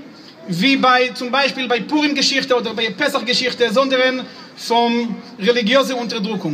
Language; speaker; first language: German; non-native, fluent; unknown